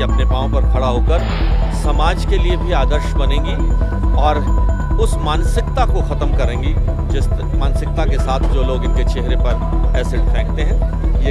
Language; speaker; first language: Hindi; native; Hindi